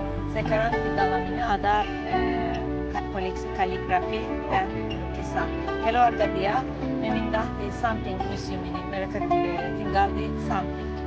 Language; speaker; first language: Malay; non-native, fluent; Turkish